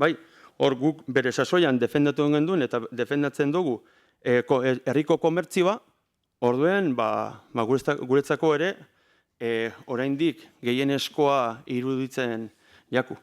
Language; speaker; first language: Basque; native; Basque